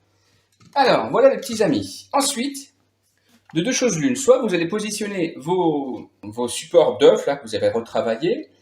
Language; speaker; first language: French; native; French